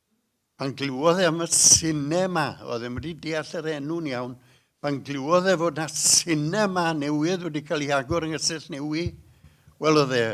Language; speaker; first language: Welsh; native; Welsh